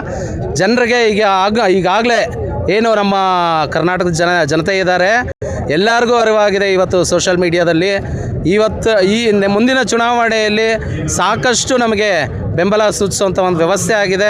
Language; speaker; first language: Kannada; native; Kannada